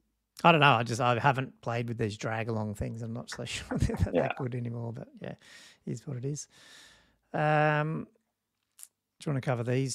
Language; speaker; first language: English; native; English